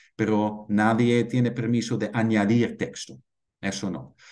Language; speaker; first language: Spanish; non-native, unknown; Dutch